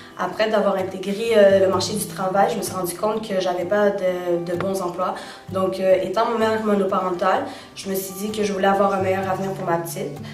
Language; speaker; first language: French; native; French